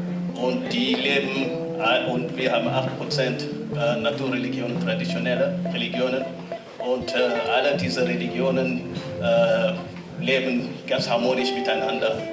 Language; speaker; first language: German; non-native, fluent; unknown